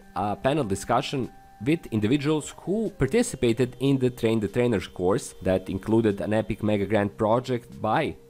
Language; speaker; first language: English; non-native, fluent; Serbian